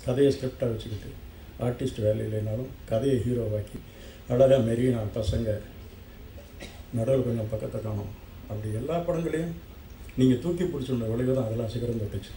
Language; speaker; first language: Tamil; native; Tamil